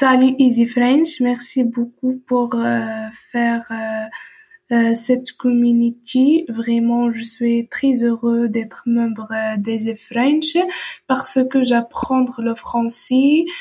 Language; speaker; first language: French; non-native, learner; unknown